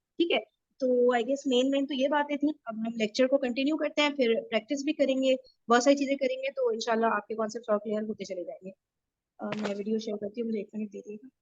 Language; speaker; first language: Urdu; native; Urdu